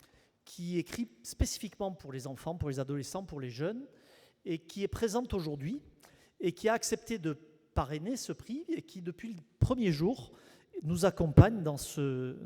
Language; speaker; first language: French; native; French